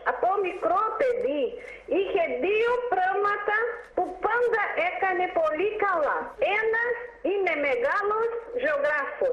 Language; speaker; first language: Greek; non-native, fluent; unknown